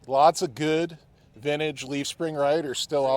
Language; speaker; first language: English; native; English